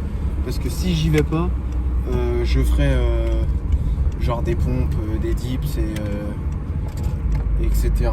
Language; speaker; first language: French; native; French